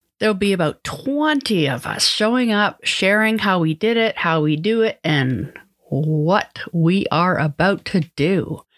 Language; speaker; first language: English; native; English